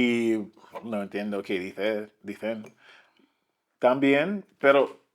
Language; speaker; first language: Spanish; non-native, learner; English